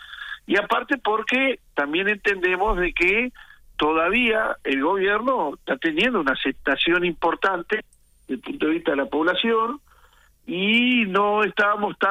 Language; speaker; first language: Spanish; native; Spanish